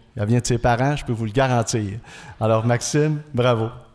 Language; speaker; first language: French; native; French